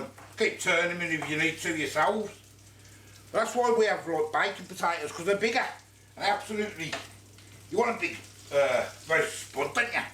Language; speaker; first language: English; native; English